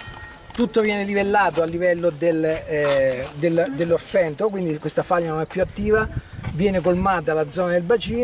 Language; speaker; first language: Italian; native; Italian